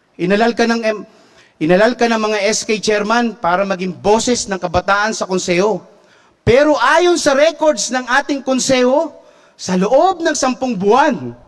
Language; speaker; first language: Filipino; native; Filipino